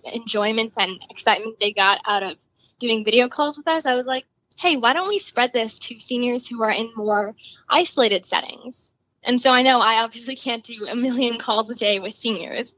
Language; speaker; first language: English; native; English